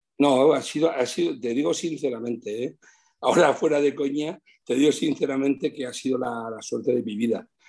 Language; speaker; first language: Spanish; early bilingual, heritage; Spanish